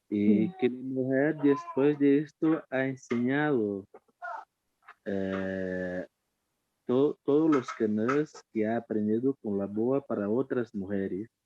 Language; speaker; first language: Spanish; non-native, fluent; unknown